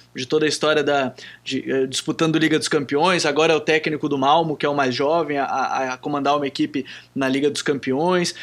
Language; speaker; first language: Portuguese; native; Portuguese